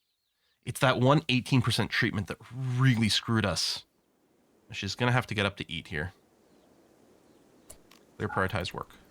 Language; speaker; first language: English; native; English